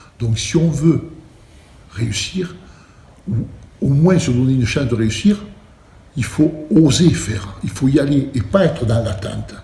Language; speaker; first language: French; early bilingual, other home language; Italian